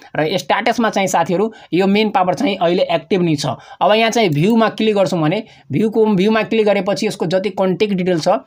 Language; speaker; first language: Nepali; non-native, local second language; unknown